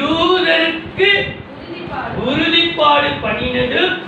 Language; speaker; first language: Tamil; native; Tamil